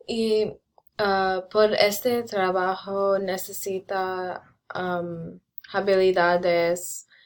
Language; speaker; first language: Spanish; non-native, learner; English